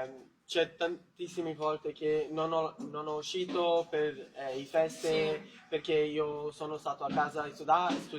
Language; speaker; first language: Italian; non-native, learner; Portuguese